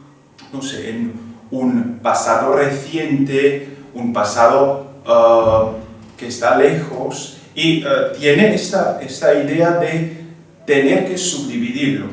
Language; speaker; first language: Spanish; non-native, fluent; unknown